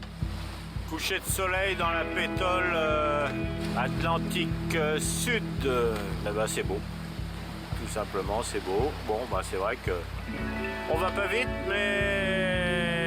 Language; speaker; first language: French; non-native, fluent; Italian